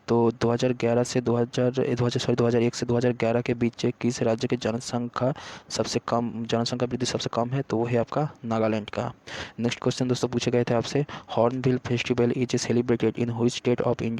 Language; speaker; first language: Hindi; native; Hindi